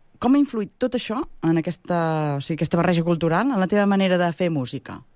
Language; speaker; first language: Catalan; native; Catalan